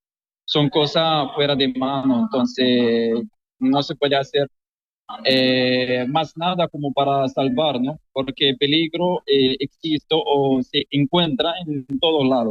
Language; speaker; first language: Spanish; non-native, fluent; Arabic